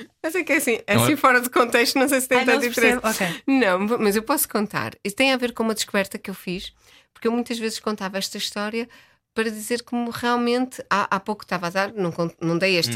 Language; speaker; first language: Portuguese; native; Portuguese